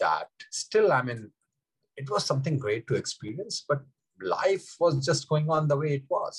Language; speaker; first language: English; non-native, local second language; Hindi